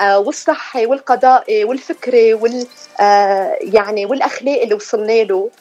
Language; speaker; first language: Arabic; native; Arabic